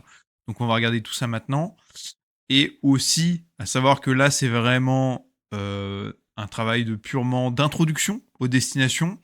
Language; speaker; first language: French; native; French